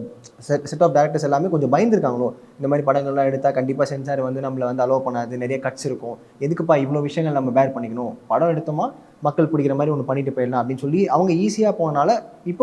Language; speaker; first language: Tamil; native; Tamil